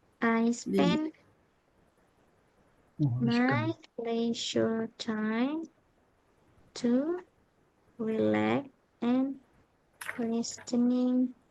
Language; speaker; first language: English; non-native, fluent; Indonesian